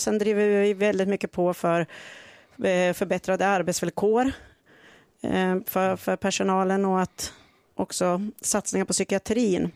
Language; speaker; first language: Swedish; native; Swedish